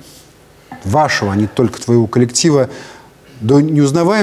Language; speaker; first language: Russian; native; Russian